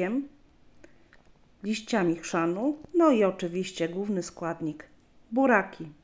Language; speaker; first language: Polish; native; Polish